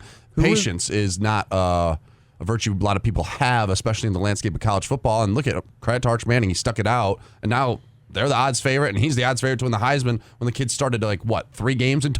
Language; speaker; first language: English; native; English